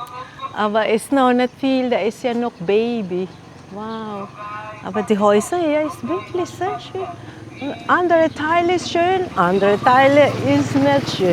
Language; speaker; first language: German; non-native, fluent; Filipino